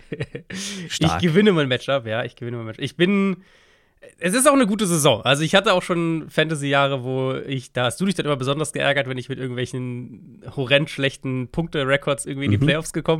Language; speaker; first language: German; native; German